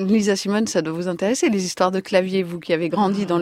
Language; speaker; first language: French; native; French